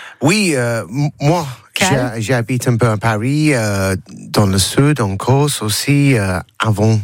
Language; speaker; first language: French; non-native, learner; English